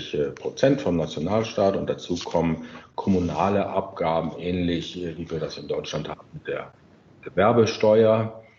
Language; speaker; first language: German; native; German